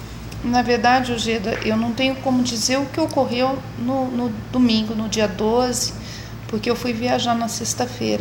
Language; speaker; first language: Portuguese; native; Portuguese